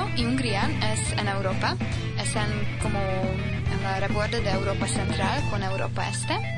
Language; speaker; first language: Spanish; non-native, learner; Hungarian